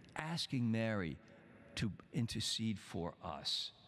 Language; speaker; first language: English; native; English